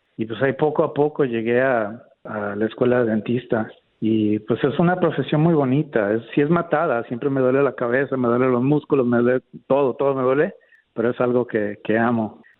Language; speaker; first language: Spanish; native; Spanish